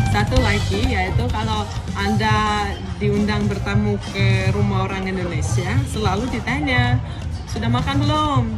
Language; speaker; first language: Indonesian; non-native, fluent; Russian